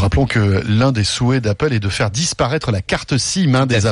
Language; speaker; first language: French; native; French